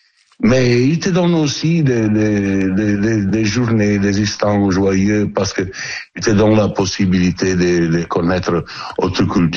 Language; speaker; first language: French; non-native, learner; Italian